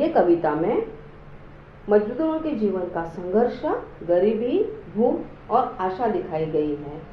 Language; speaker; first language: Hindi; non-native, local second language; Marathi